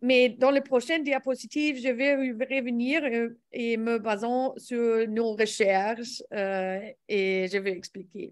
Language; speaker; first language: French; non-native, learner; English